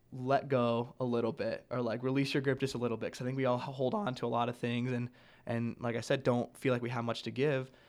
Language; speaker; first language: English; native; English